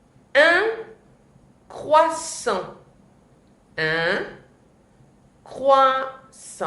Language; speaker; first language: French; non-native, fluent; Spanish